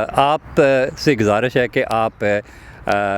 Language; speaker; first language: Urdu; native; Urdu